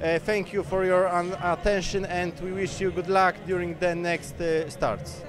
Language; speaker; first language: English; non-native, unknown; Polish